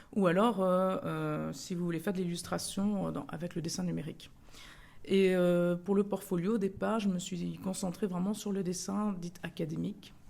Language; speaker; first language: French; early bilingual, other home language; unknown